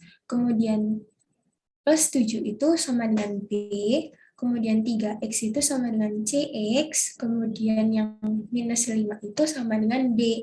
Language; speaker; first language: Indonesian; native; Indonesian